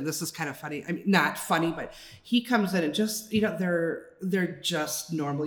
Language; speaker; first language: English; native; English